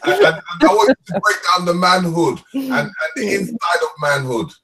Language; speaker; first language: English; native; English